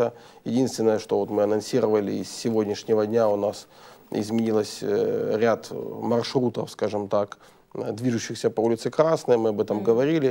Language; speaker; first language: Russian; native; Russian